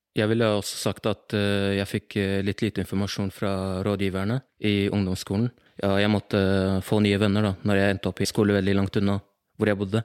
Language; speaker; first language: Norwegian; early bilingual, other home language; Arabic